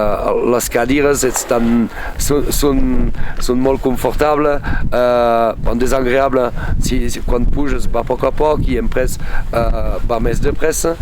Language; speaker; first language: Catalan; non-native, fluent; French